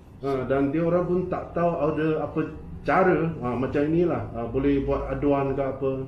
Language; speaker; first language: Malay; non-native, local second language; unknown